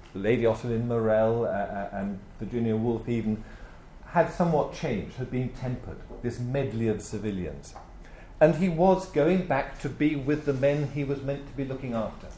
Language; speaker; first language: English; native; English